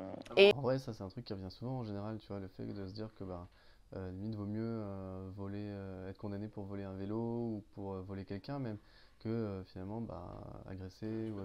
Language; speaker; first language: French; native; French